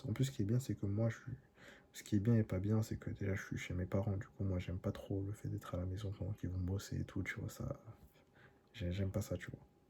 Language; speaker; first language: French; native; French